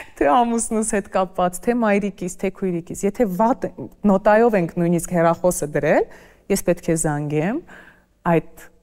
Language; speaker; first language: Armenian; native; Armenian